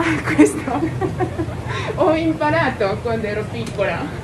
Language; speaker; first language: Italian; non-native, learner; Japanese